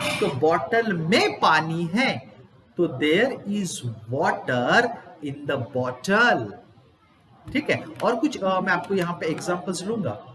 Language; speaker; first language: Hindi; non-native, local second language; Gujarati